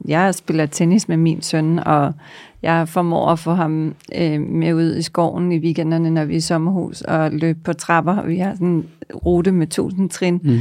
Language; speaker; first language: Danish; native; Danish